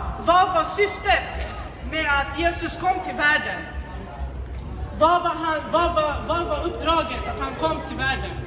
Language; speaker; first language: Swedish; non-native, fluent; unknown